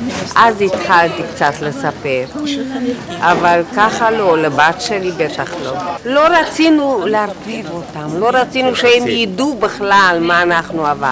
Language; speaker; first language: Hebrew; non-native, fluent; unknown